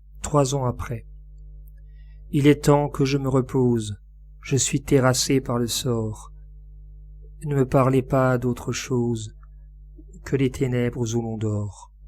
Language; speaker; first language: French; native; French